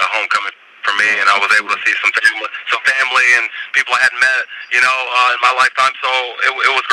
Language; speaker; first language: English; native; English